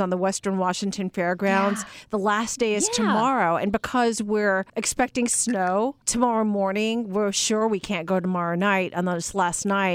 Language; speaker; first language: English; native; English